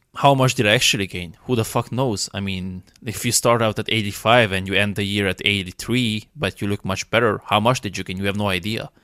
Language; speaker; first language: English; non-native, fluent; Romanian